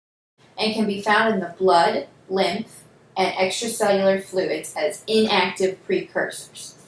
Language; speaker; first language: English; native; English